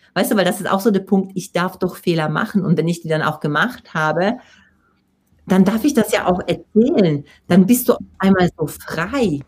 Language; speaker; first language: German; non-native, fluent; Polish